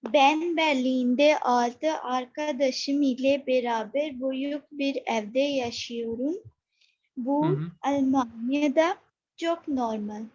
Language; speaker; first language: Turkish; non-native, learner; Urdu